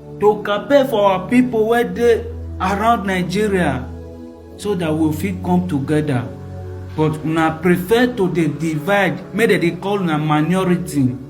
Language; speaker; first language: Nigerian Pidgin; non-native, local second language; Bini